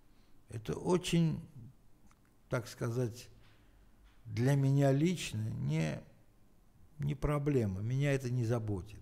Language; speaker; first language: Russian; non-native, fluent; Armenian